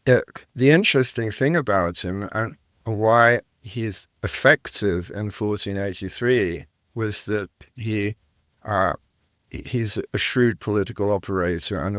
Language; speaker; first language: English; native; English